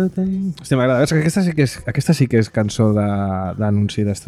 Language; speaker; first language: Catalan; native; Catalan